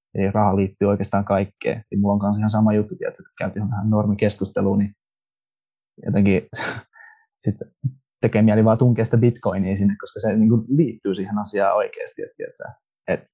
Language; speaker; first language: Finnish; early bilingual, other home language; Russian